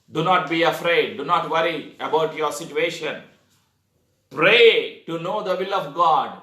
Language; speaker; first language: English; non-native, local second language; Telugu